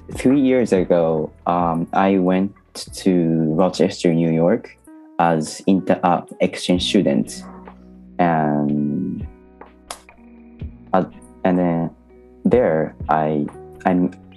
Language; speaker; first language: English; non-native, learner; Japanese